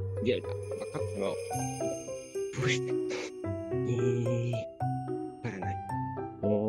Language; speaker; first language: Japanese; non-native, learner; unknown